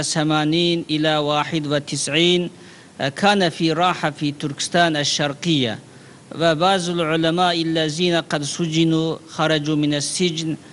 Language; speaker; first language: Arabic; non-native, learner; Uyghur